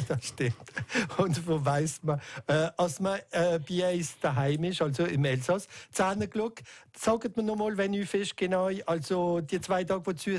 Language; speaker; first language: German; native; German